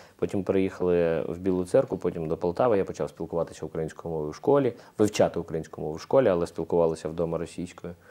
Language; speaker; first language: Ukrainian; non-native, local second language; Russian